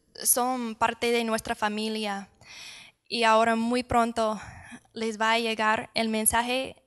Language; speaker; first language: Spanish; non-native, fluent; English